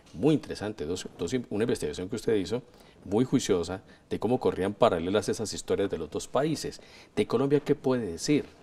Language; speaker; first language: Spanish; native; Spanish